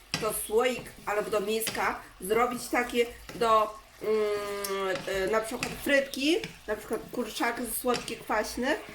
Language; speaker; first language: Polish; non-native, learner; Chinese